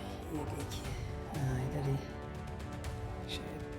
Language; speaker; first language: Hindi; non-native, local second language; Bangla